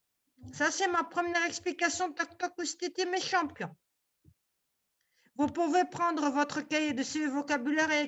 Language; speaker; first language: French; non-native, local second language; Arabic